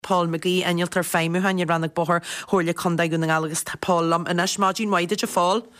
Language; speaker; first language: Irish; native; Irish